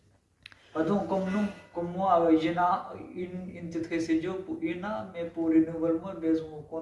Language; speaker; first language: French; non-native, learner; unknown